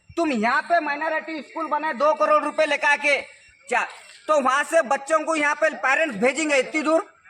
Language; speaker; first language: Hindi; non-native, local second language; Urdu